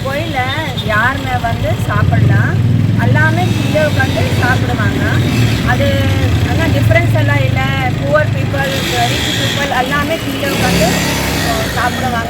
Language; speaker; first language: Tamil; non-native, local second language; Punjabi